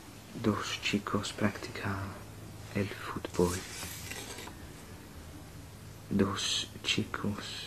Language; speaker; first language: Spanish; non-native, learner; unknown